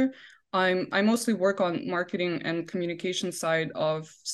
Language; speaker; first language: English; non-native, fluent; Russian